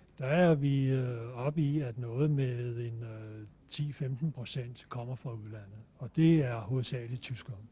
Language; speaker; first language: Danish; native; Danish